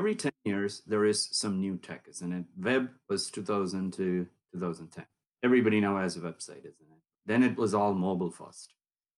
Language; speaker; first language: English; non-native, local second language; Tamil